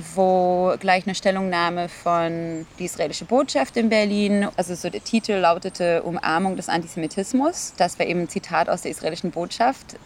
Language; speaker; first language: German; non-native, fluent; Hebrew